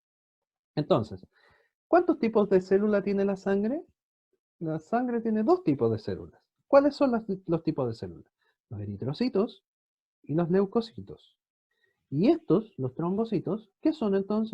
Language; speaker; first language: Spanish; native; Spanish